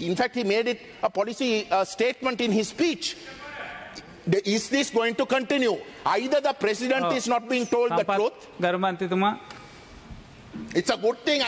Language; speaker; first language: English; non-native, local second language; Tamil